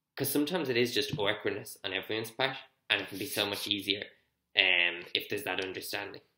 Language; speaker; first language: English; native; English